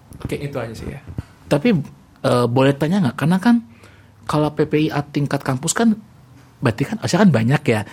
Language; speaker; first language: Indonesian; native; Indonesian